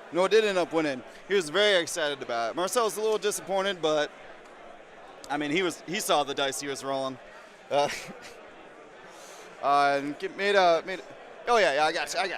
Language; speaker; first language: English; native; English